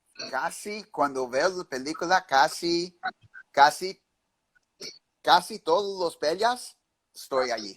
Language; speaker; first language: Spanish; early bilingual, heritage; English